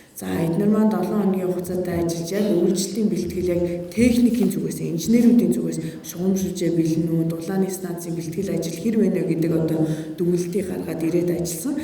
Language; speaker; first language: Mongolian; native; Mongolian